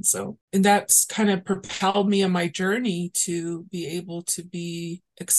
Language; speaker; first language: English; early bilingual, other home language; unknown